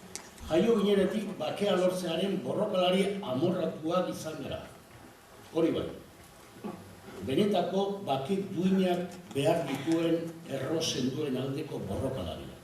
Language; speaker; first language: Basque; native; Basque